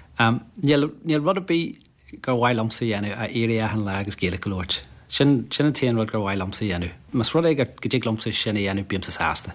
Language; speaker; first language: Irish; non-native, local second language; English